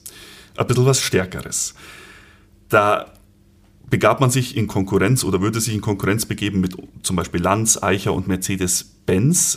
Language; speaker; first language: German; native; German